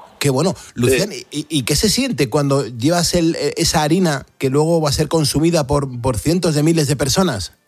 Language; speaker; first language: Spanish; native; Spanish